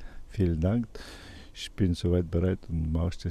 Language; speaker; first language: German; non-native, learner; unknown